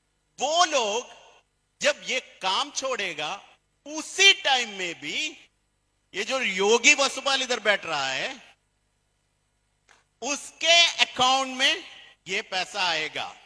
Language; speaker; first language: Hindi; non-native, fluent; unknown